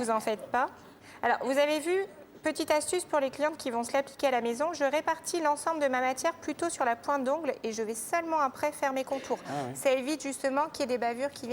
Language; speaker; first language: French; native; French